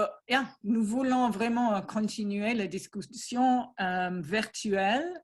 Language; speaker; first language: French; non-native, fluent; English